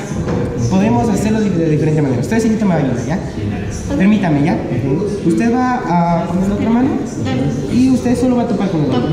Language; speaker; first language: Spanish; native; Spanish